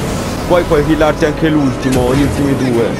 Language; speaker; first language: Italian; native; Italian